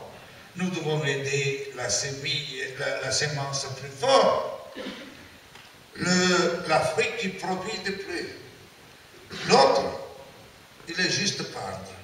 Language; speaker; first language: French; non-native, learner; Italian